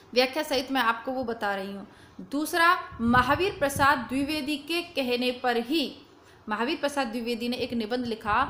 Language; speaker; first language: Hindi; native; Hindi